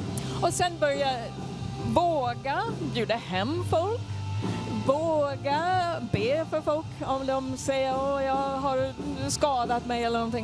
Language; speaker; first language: Swedish; non-native, fluent; English